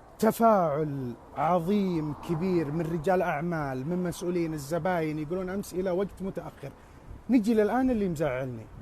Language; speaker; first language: Arabic; native; Arabic